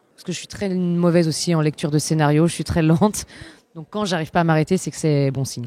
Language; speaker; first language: French; native; French